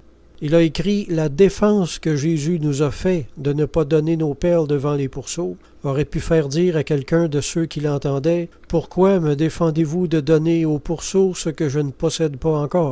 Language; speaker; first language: French; native; French